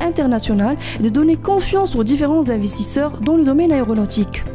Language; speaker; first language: French; non-native, local second language; Arabic